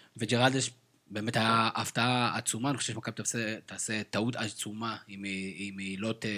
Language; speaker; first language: Hebrew; native; Hebrew